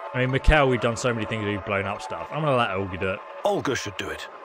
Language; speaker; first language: English; native; English